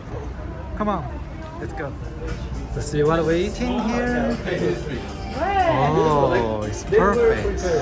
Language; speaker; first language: English; non-native, learner; Chinese